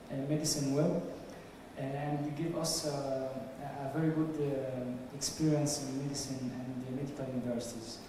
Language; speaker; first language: English; non-native, learner; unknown